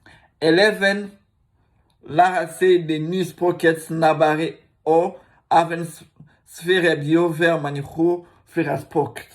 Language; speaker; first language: Swedish; non-native, learner; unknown